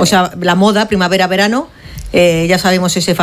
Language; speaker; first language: Spanish; native; Spanish